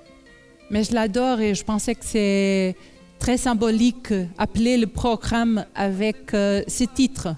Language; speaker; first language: French; non-native, learner; Portuguese